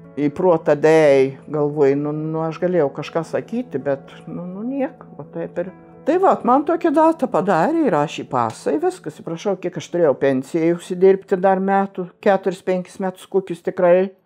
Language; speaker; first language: Lithuanian; non-native, local second language; German